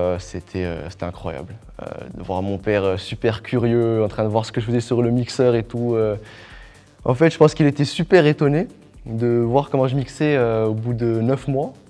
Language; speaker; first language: French; non-native, local second language; Arabic